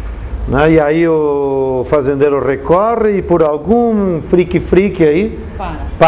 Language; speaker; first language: Portuguese; native; Portuguese